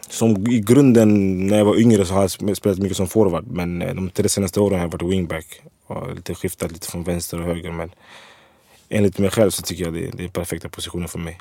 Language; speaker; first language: Swedish; early bilingual, other home language; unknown